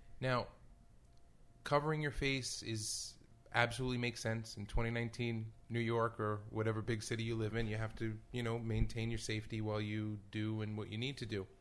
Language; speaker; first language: English; native; English